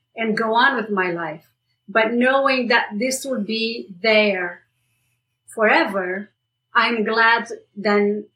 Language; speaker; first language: English; non-native, fluent; Romanian